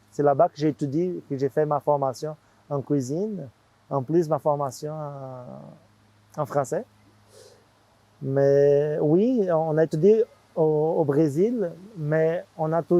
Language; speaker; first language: French; non-native, fluent; Portuguese